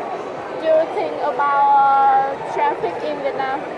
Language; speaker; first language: English; non-native, learner; Vietnamese